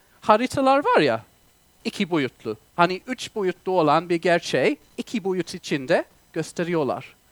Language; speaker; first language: Turkish; non-native, fluent; English